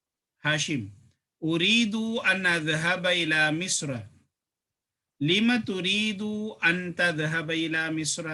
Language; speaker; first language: Arabic; non-native, fluent; Tamil